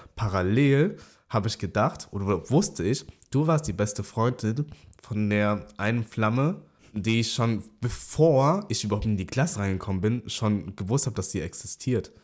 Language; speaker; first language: German; early bilingual, other home language; Vietnamese